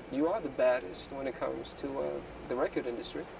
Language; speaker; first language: English; native; English